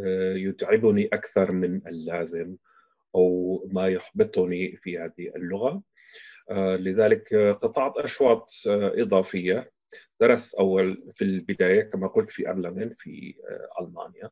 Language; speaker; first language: Arabic; non-native, fluent; German